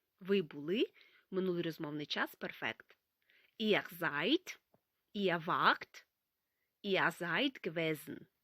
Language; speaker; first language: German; non-native, fluent; Ukrainian